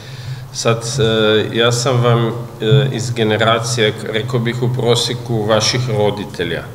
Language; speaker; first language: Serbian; non-native, fluent; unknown